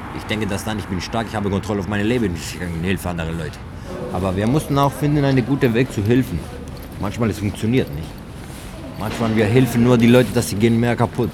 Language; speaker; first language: German; non-native, learner; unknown